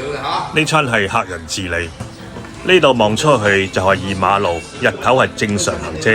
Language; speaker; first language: Chinese; native; Chinese